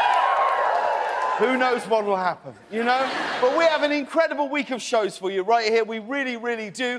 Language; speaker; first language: English; native; English